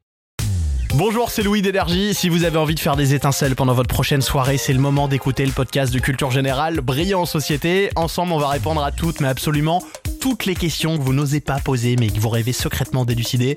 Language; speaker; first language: French; native; French